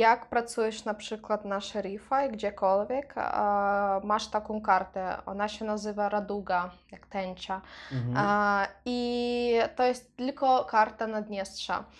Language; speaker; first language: Polish; non-native, learner; Russian